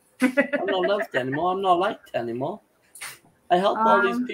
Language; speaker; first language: English; native; English